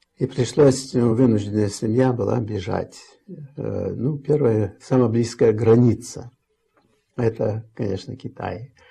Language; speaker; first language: Russian; early bilingual, heritage; Russian